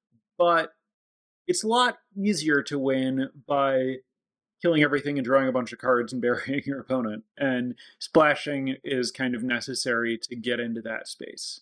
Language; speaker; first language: English; native; English